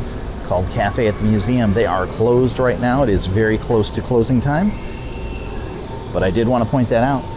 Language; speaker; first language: English; native; English